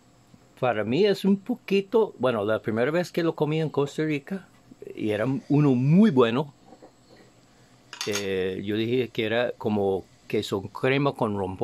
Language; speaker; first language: Spanish; non-native, fluent; English